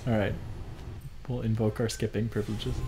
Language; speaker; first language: English; native; English